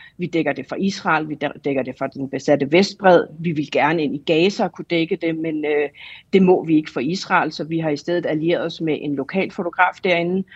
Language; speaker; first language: Danish; native; Danish